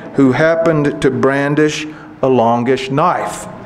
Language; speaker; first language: English; native; English